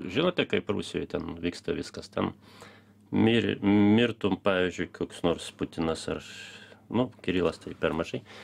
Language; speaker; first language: Lithuanian; early bilingual, heritage; Lithuanian